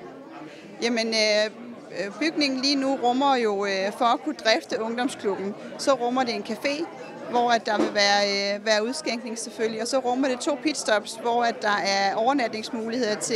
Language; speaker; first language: Danish; native; Danish